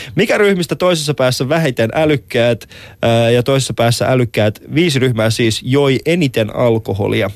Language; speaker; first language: Finnish; early bilingual, other home language; Persian